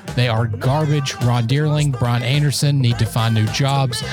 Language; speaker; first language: English; native; English